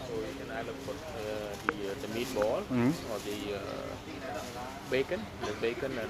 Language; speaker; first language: English; non-native, learner; Korean